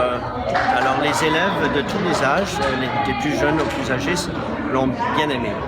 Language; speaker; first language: French; non-native, local second language; English